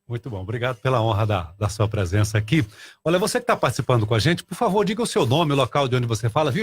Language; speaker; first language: Portuguese; native; Portuguese